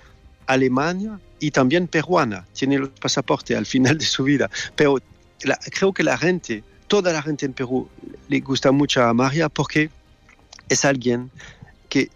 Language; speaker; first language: Spanish; non-native, fluent; French